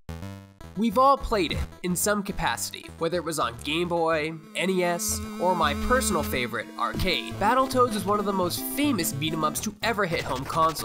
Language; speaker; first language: English; native; English